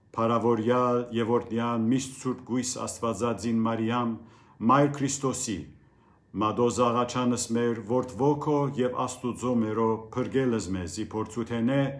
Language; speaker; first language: Armenian; early bilingual, heritage; Armenian